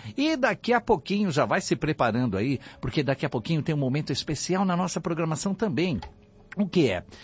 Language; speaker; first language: Portuguese; native; Portuguese